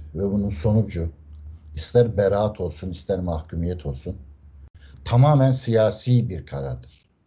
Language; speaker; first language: Turkish; native; Turkish